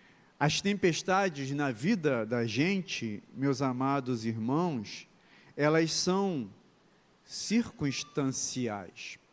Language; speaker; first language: Portuguese; native; Portuguese